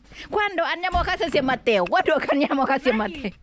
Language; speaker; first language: Italian; non-native, learner; Thai